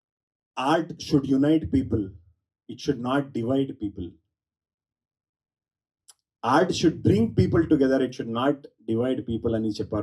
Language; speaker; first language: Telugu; non-native, learner; Kannada